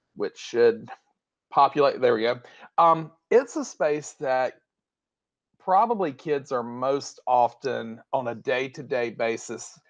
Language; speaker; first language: English; native; English